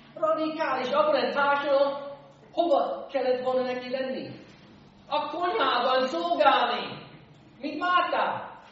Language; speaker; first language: Hungarian; non-native, fluent; English